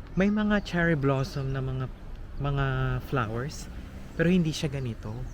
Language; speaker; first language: Filipino; native; Filipino